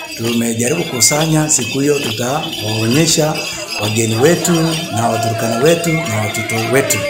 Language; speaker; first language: Swahili; non-native, local second language; Turkmen